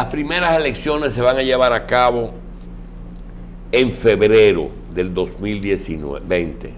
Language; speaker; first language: Spanish; native; Spanish